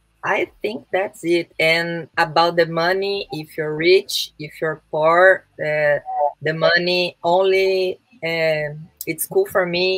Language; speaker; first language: English; non-native, learner; Portuguese